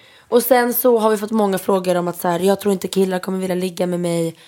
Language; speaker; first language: Swedish; native; Swedish